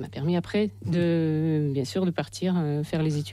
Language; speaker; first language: French; non-native, fluent; Russian